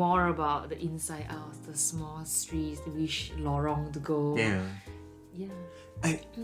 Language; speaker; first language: English; non-native, local second language; Chinese